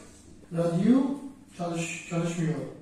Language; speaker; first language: Turkish; non-native, learner; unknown